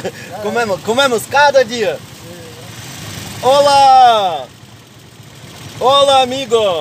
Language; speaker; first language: Spanish; non-native, learner; Russian